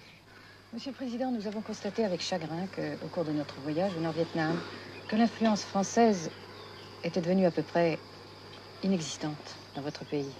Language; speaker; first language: French; native; French